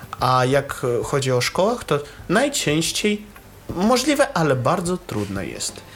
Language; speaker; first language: Polish; non-native, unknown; Russian